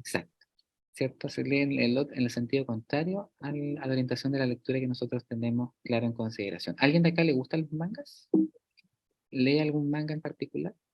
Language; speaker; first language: Spanish; native; Spanish